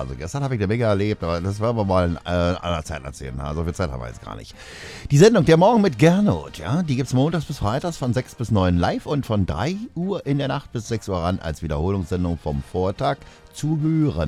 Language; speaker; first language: German; native; German